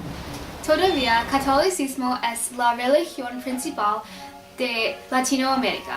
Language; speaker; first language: Spanish; non-native, learner; English